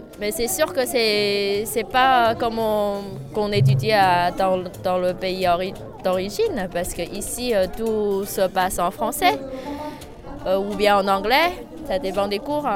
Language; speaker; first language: French; non-native, fluent; Chinese